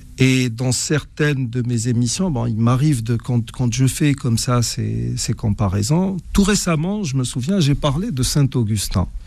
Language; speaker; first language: French; non-native, local second language; Arabic